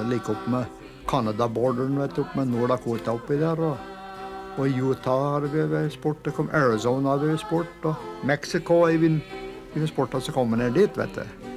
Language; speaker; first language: Norwegian; early bilingual, heritage; English